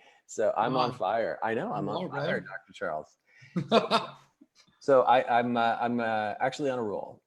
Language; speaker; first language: English; native; English